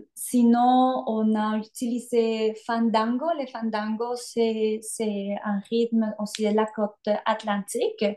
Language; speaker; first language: French; non-native, fluent; Spanish